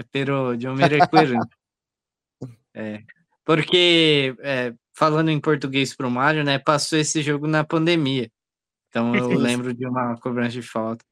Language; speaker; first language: Spanish; non-native, learner; Portuguese